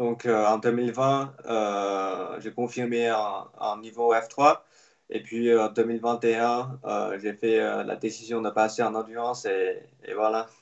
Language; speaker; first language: French; non-native, fluent; Chinese